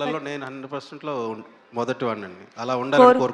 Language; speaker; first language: Telugu; native; Telugu